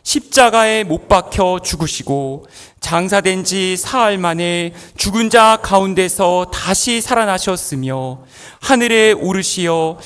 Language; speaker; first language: Korean; native; Korean